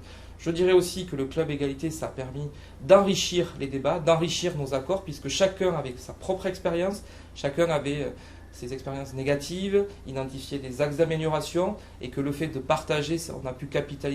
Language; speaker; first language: French; native; French